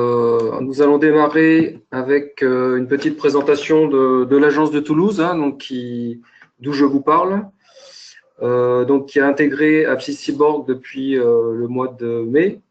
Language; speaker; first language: French; native; French